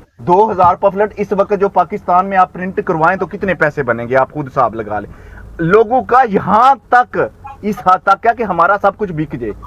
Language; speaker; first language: Urdu; non-native, local second language; Punjabi